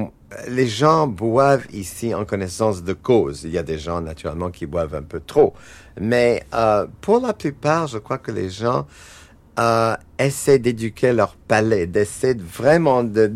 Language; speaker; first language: French; non-native, fluent; English